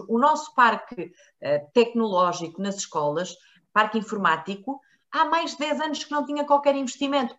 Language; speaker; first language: Portuguese; native; Portuguese